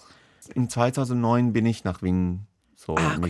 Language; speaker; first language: German; non-native, learner; Persian